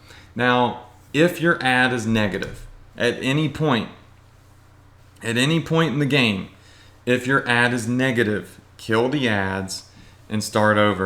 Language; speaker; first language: English; native; English